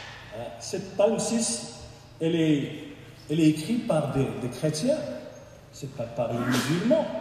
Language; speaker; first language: French; non-native, local second language; Arabic